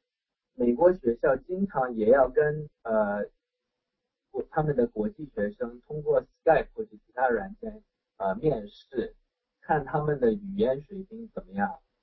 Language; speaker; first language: Chinese; non-native, fluent; English